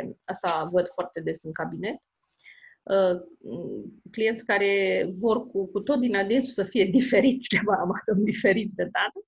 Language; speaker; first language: Romanian; native; Romanian